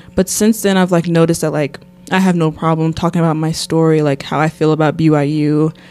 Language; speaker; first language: English; native; English